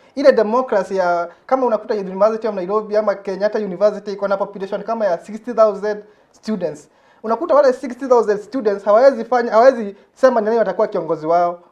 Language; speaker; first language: Swahili; non-native, local second language; Kikuyu